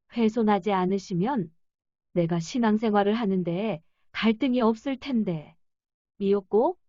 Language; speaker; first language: Korean; non-native, fluent; Japanese